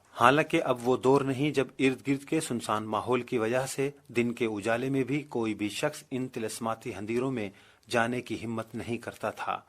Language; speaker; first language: Urdu; non-native, local second language; Saraiki